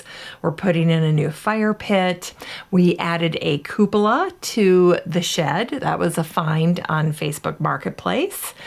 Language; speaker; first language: English; native; English